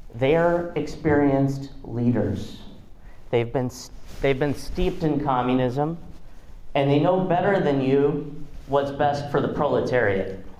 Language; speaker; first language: English; non-native, fluent; Russian